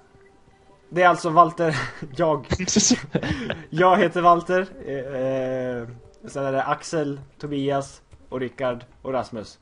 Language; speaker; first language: Swedish; native; Swedish